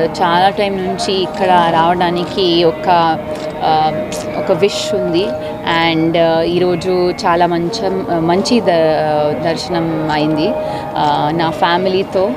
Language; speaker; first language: Telugu; non-native, learner; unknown